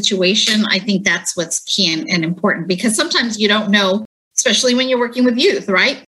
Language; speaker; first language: English; native; English